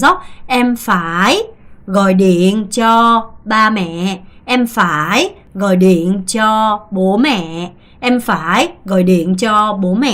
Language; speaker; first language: Vietnamese; non-native, fluent; Korean